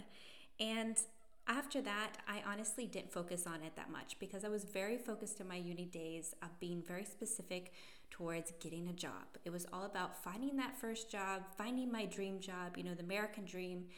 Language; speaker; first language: English; native; English